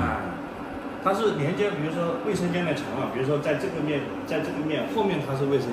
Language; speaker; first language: Chinese; native; Chinese